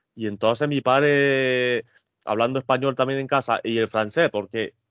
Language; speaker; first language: Spanish; early bilingual, other home language; French